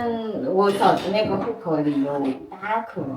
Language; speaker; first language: Chinese; non-native, local second language; Tibetan